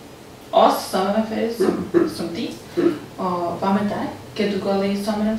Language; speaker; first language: Danish; non-native, learner; Serbian